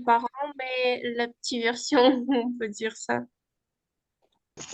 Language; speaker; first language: French; non-native, fluent; Uzbek